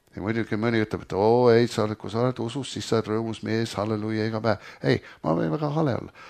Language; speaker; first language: Estonian; early bilingual, heritage; Estonian